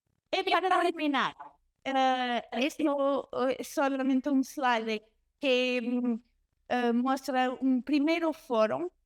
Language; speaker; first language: Spanish; non-native, learner; Portuguese